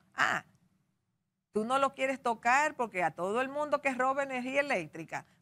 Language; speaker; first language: Spanish; native; Spanish